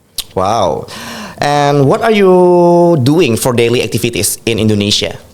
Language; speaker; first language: English; non-native, fluent; Indonesian